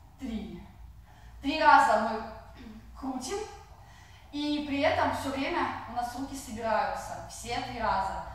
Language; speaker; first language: Russian; non-native, fluent; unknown